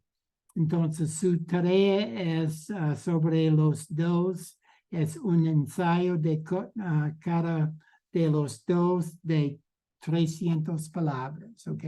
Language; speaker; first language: Spanish; non-native, learner; English